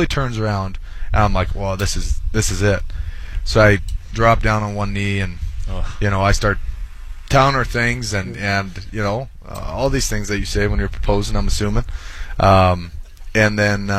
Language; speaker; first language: English; non-native, fluent; Swedish